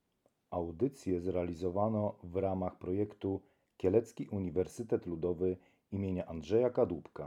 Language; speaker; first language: Polish; native; Polish